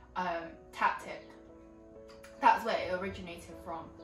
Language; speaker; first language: English; non-native, fluent; Vietnamese